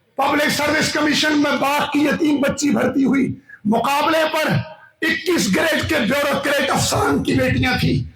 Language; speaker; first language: Urdu; non-native, local second language; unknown